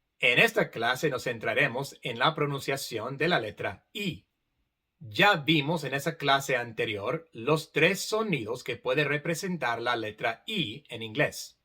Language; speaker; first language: Spanish; non-native, fluent; English